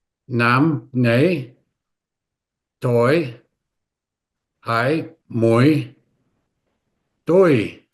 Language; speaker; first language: Vietnamese; non-native, learner; English